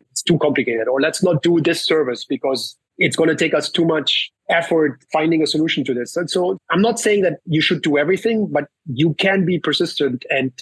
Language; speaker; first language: English; early bilingual, other home language; Spanish